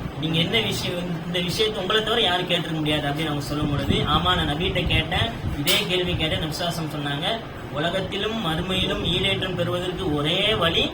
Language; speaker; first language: Tamil; native; Tamil